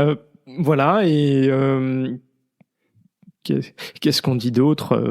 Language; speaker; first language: French; native; French